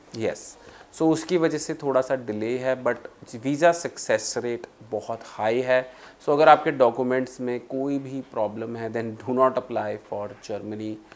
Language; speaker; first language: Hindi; non-native, local second language; Punjabi